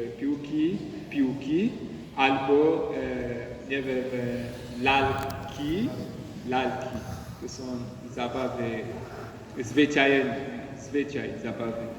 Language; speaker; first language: Polish; non-native, learner; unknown